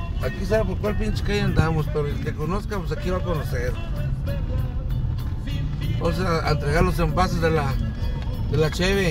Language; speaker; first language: Spanish; native; Spanish